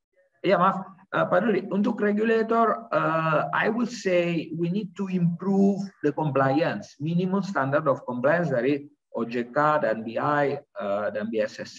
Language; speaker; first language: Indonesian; non-native, learner; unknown